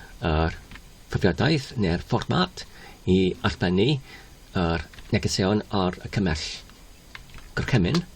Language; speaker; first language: Welsh; non-native, learner; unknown